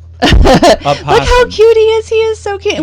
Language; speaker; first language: English; native; English